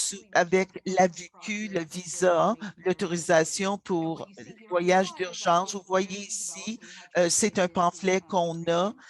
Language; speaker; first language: French; non-native, fluent; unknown